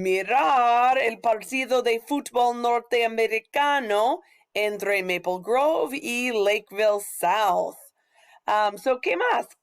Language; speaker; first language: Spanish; non-native, fluent; English